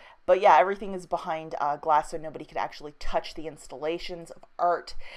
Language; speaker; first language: English; native; English